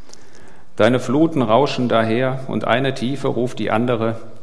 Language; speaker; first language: German; native; German